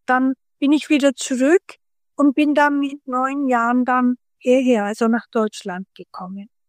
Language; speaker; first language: German; early bilingual, other home language; Turkish